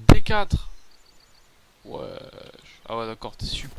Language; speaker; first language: French; native; French